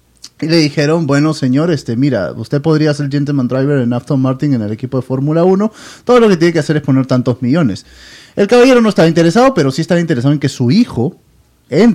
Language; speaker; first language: Spanish; native; Spanish